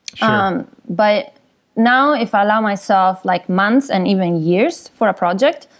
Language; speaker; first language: English; non-native, fluent; Italian